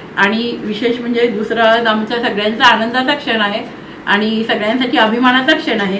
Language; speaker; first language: Marathi; native; Marathi